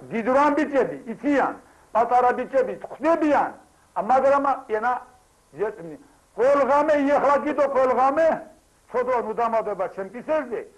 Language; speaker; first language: Georgian; non-native, local second language; Turkish